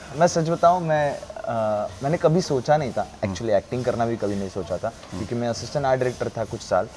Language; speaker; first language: Hindi; non-native, local second language; Marathi